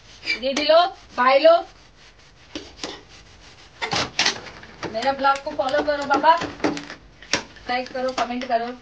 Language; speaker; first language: Hindi; non-native, local second language; Telugu